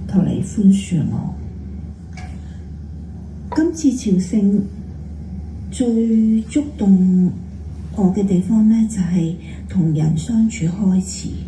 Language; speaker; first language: Cantonese; native; Cantonese